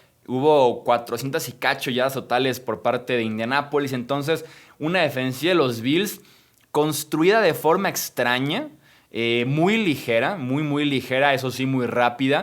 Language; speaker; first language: Spanish; native; Spanish